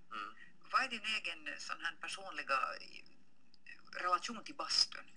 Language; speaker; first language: Swedish; native; Swedish